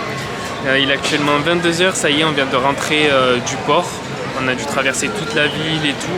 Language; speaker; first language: French; native; French